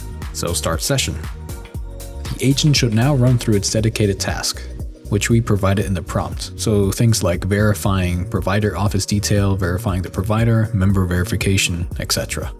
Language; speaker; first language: English; native; English